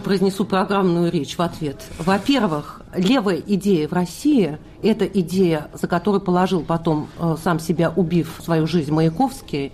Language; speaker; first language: Russian; native; Russian